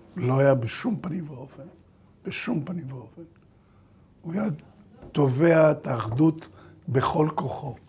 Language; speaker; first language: Hebrew; early bilingual, other home language; Bulgarian